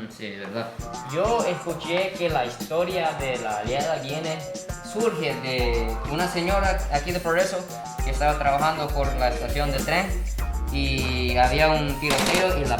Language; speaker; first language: Spanish; non-native, fluent; Japanese